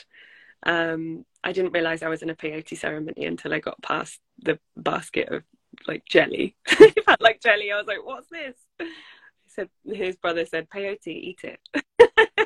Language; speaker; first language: English; native; English